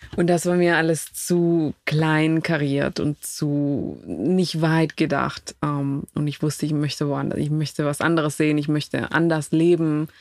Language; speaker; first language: German; non-native, fluent; Spanish